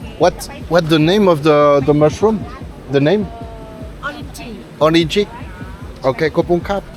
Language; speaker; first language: English; non-native, learner; French